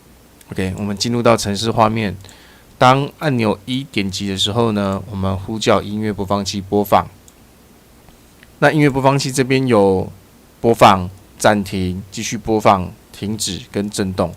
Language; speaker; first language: Chinese; native; Chinese